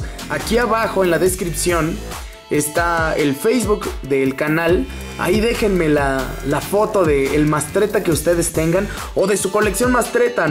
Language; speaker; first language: Spanish; native; Spanish